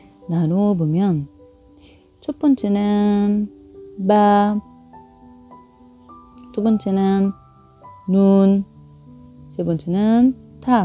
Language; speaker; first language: Korean; non-native, fluent; Arabic